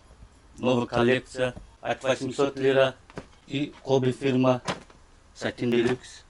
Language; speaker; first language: Russian; non-native, learner; Turkish